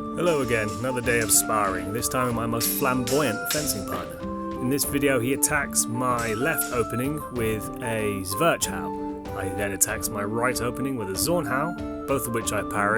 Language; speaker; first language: English; native; English